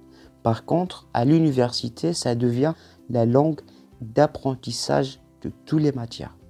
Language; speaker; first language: French; non-native, local second language; Arabic